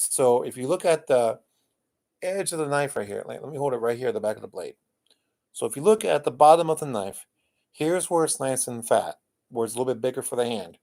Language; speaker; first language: English; native; English